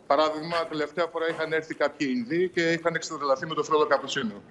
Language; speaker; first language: Greek; native; Greek